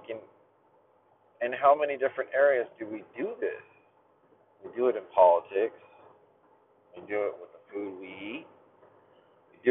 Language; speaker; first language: English; native; English